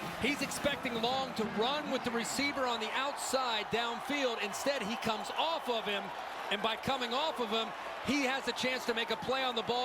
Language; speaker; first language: English; native; English